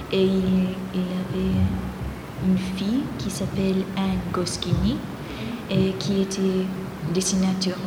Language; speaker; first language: French; non-native, fluent; Greek